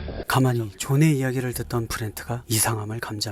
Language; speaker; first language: Korean; native; Korean